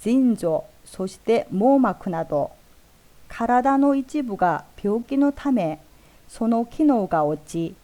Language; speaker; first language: Japanese; non-native, fluent; Korean